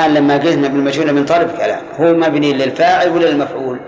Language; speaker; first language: Arabic; native; Arabic